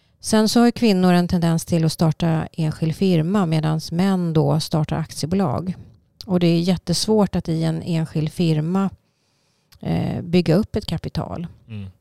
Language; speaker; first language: Swedish; native; Swedish